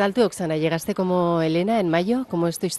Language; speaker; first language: Spanish; native; Spanish